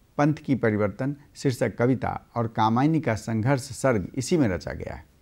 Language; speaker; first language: Hindi; native; Hindi